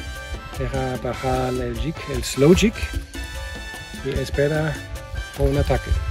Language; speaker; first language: Spanish; non-native, learner; German